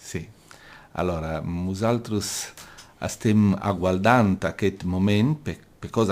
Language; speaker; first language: Catalan; non-native, local second language; Italian